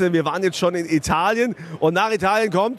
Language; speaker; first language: German; native; German